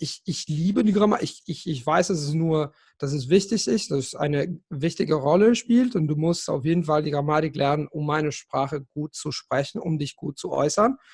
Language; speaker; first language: German; non-native, fluent; Italian